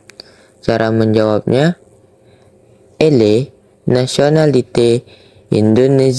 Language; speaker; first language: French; non-native, learner; Indonesian